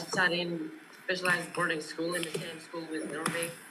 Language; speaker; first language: English; non-native, learner; Uzbek